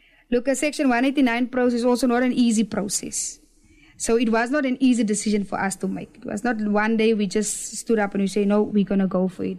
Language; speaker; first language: English; non-native, local second language; Afrikaans